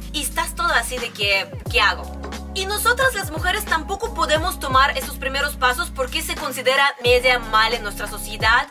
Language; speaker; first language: Spanish; non-native, fluent; Russian